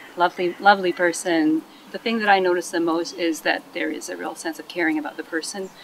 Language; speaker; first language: English; native; English